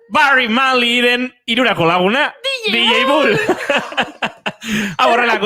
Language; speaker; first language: Basque; native; Basque